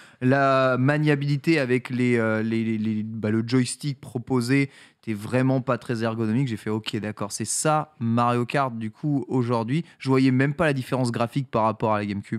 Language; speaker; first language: French; native; French